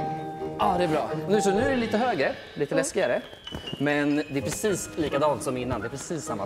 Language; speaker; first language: Swedish; native; Swedish